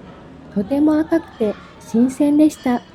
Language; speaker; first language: Japanese; non-native, fluent; Vietnamese